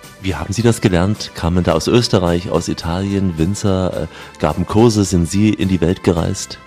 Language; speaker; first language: German; native; German